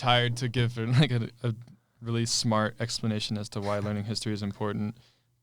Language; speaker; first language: English; native; English